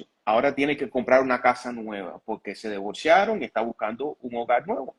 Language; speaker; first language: Spanish; early bilingual, heritage; Spanish